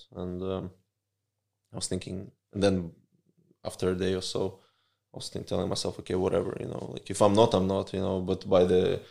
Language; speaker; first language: English; early bilingual, other home language; Russian